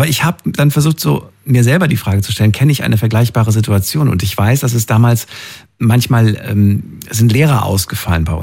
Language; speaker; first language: German; native; German